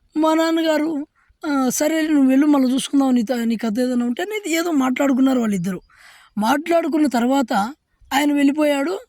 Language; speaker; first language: Telugu; native; Telugu